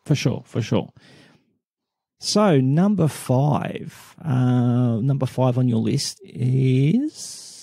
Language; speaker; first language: English; native; English